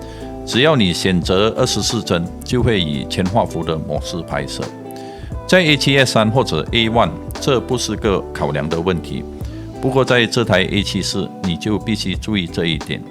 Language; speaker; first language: Chinese; native; Chinese